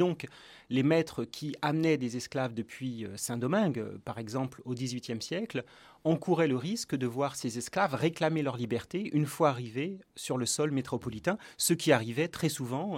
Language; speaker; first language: French; native; French